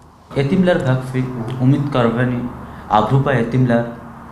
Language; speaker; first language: Turkish; non-native, learner; Bangla